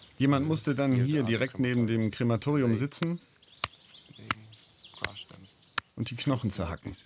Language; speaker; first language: German; native; German